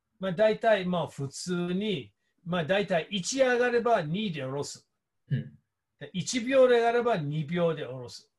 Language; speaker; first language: Japanese; non-native, fluent; English